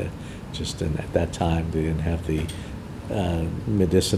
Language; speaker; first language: English; native; English